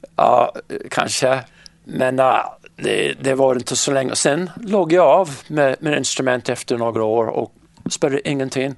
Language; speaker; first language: Swedish; non-native, fluent; English